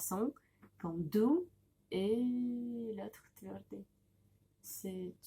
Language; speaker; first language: French; non-native, learner; Russian